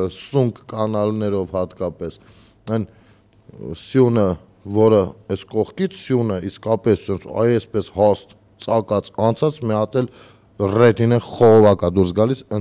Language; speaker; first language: Armenian; native; Armenian